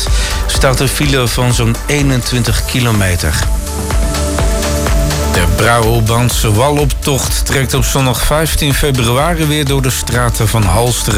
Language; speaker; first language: Dutch; native; Dutch